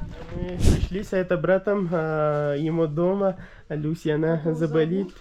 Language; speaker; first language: Russian; non-native, learner; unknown